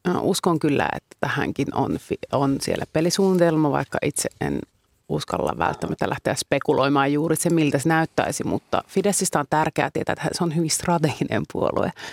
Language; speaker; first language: Finnish; native; Finnish